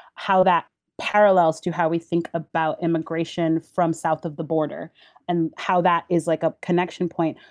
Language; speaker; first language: English; early bilingual, other home language; Haitian Creole